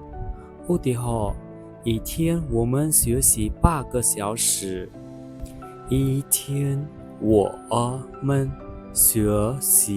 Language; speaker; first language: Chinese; non-native, fluent; Khmer